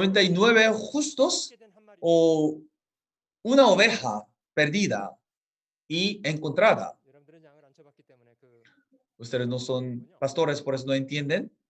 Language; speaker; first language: Spanish; non-native, fluent; Korean